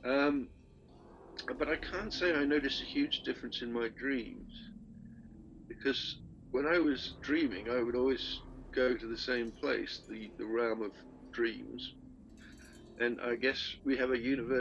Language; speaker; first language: English; native; English